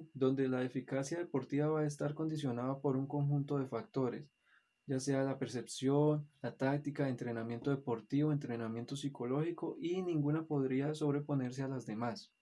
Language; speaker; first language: Spanish; native; Spanish